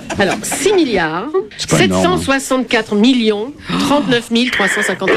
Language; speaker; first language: French; native; French